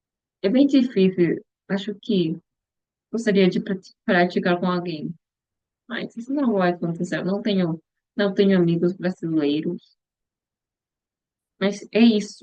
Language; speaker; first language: Portuguese; non-native, learner; Spanish